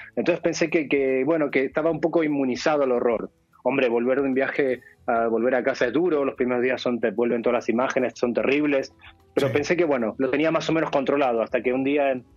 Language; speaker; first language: Spanish; native; Spanish